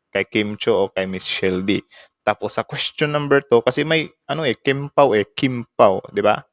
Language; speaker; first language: Filipino; native; Filipino